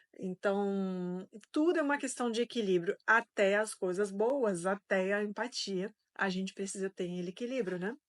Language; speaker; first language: Portuguese; non-native, fluent; French